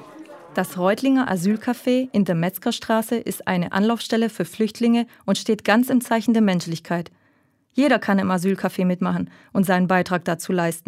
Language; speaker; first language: German; native; German